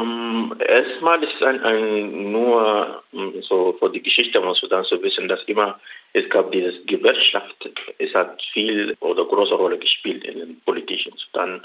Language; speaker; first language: German; non-native, learner; Arabic